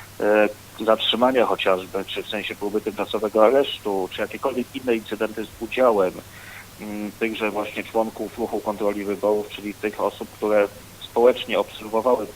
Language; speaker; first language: Polish; native; Polish